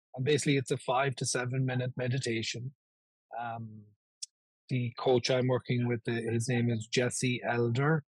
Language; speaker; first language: English; native; English